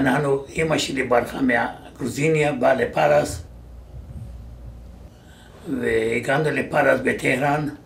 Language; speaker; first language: Hebrew; non-native, fluent; Georgian